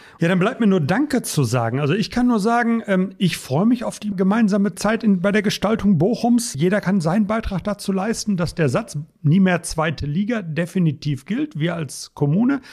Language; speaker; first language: German; native; German